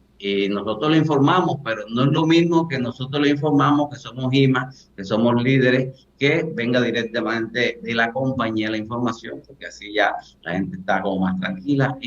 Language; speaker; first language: Spanish; native; Spanish